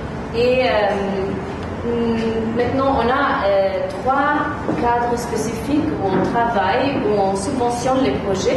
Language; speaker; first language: French; non-native, fluent; German